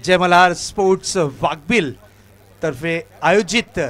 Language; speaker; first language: Hindi; non-native, local second language; Marathi